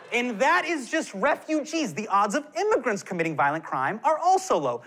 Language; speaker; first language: English; native; English